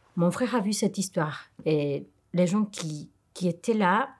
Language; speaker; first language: French; non-native, fluent; Spanish